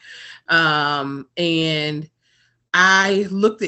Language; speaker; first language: English; native; English